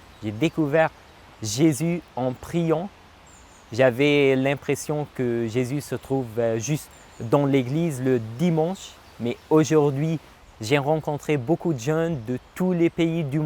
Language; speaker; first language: French; non-native, local second language; Arabic